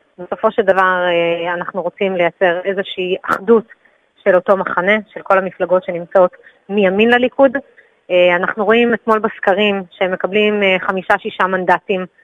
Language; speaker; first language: Hebrew; native; Hebrew